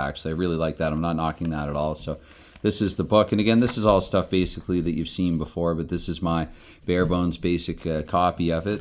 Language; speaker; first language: English; native; English